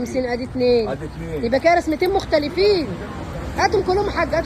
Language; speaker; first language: Arabic; native; Arabic